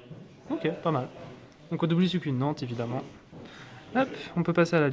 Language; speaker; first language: French; native; French